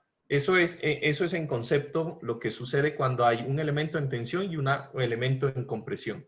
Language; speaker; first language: Spanish; native; Spanish